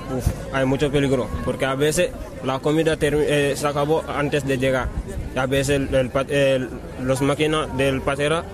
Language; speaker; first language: Spanish; non-native, learner; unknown